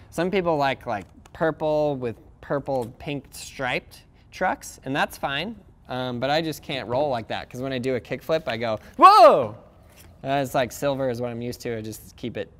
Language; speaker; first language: English; native; English